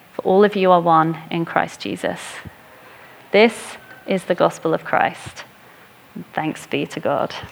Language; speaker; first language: English; native; English